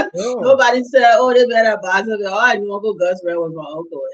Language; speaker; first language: English; early bilingual, other home language; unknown